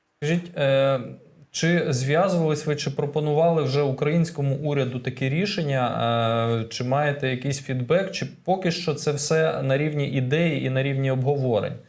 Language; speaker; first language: Ukrainian; native; Ukrainian